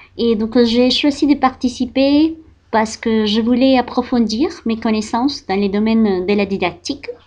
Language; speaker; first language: French; non-native, fluent; Spanish